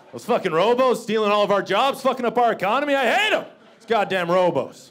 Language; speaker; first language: English; native; English